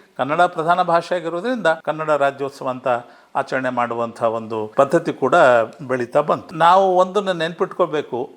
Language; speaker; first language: Kannada; non-native, local second language; Urdu